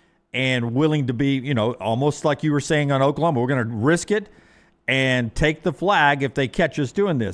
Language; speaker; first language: English; native; English